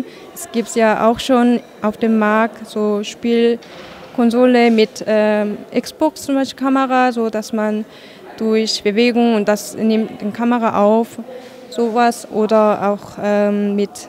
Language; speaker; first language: German; non-native, fluent; Korean